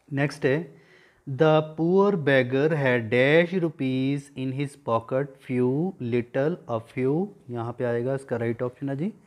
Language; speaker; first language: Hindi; non-native, local second language; Punjabi